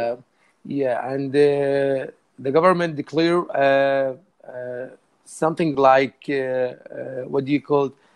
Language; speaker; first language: English; non-native, learner; Arabic